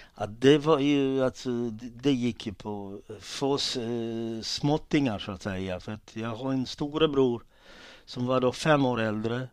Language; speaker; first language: Swedish; early bilingual, other home language; Italian